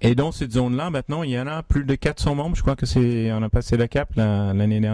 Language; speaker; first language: French; native; French